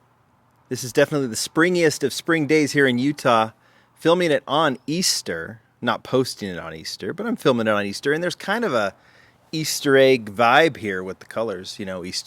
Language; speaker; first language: English; native; English